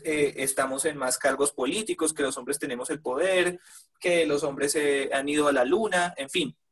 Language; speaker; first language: Spanish; native; Spanish